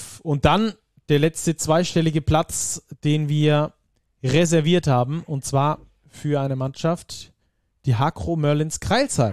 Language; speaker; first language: German; native; German